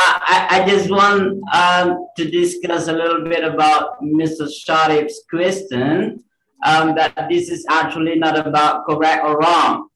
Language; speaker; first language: English; non-native, fluent; Indonesian